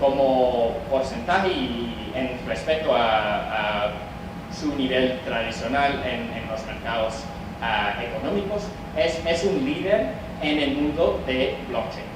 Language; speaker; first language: Spanish; non-native, fluent; English